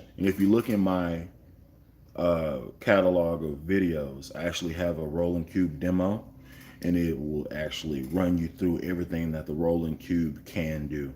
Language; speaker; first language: English; native; English